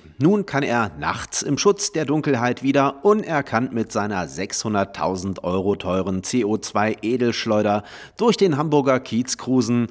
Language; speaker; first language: German; native; German